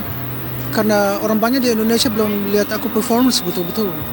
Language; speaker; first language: Indonesian; early bilingual, heritage; Indonesian